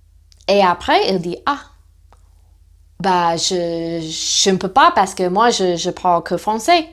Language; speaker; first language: French; non-native, fluent; English